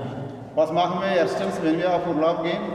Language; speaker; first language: German; non-native, learner; Malayalam